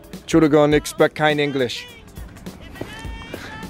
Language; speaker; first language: German; non-native, learner; English